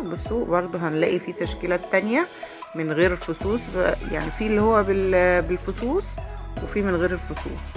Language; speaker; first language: Arabic; native; Arabic